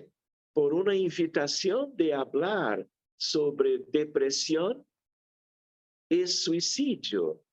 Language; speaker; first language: Spanish; non-native, fluent; Portuguese